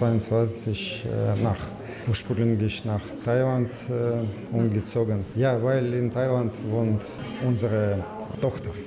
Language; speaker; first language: German; non-native, learner; Russian